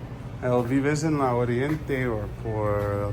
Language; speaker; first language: Spanish; non-native, learner; English